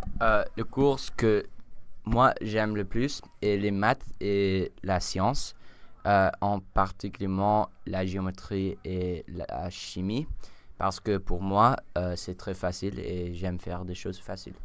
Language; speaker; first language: French; non-native, learner; English